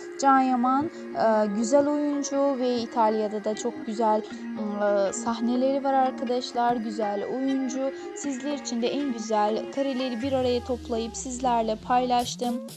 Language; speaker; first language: Turkish; native; Turkish